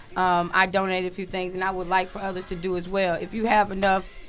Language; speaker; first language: English; native; English